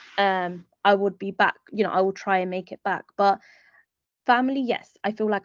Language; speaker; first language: English; native; English